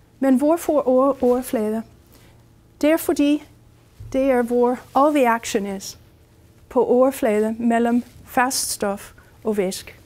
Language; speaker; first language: Danish; non-native, fluent; English